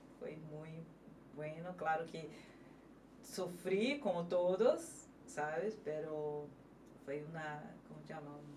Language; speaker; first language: Spanish; non-native, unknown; Portuguese